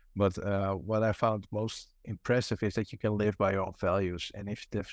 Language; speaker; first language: English; non-native, fluent; Dutch